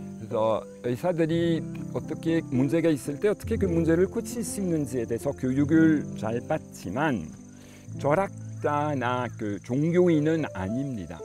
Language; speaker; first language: Korean; non-native, fluent; French